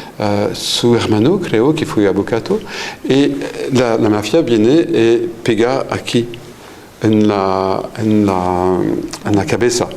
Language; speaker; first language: Spanish; non-native, fluent; French